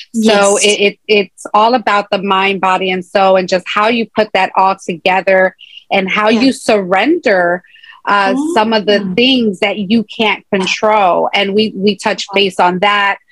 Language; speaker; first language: English; native; English